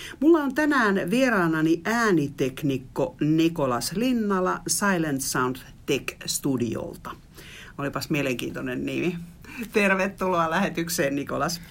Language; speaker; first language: Finnish; native; Finnish